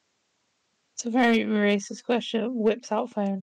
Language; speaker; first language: English; native; English